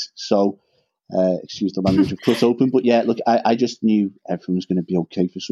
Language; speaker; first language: English; native; English